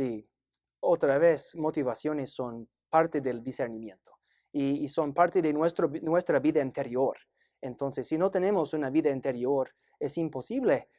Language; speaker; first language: Spanish; non-native, fluent; English